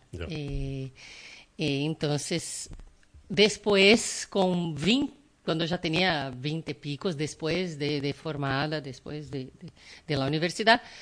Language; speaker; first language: Spanish; non-native, learner; Portuguese